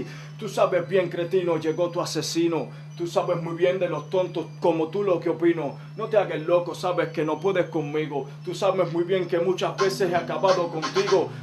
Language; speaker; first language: Spanish; native; Spanish